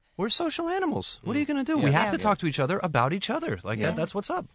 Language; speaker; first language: English; native; English